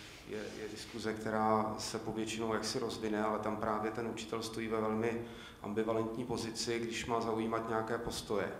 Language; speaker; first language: Czech; native; Czech